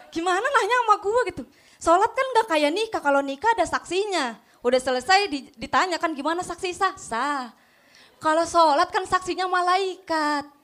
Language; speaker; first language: Indonesian; native; Indonesian